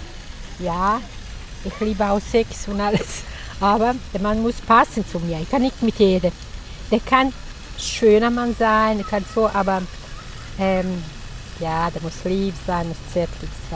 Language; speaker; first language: German; non-native, learner; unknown